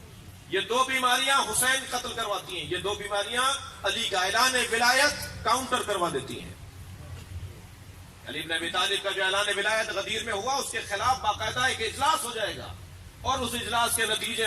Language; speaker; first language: Urdu; native; Urdu